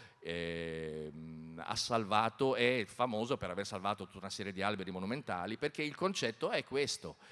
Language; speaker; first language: Italian; native; Italian